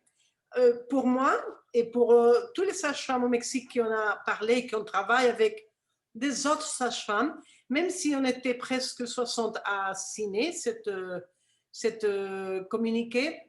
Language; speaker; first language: French; non-native, fluent; Spanish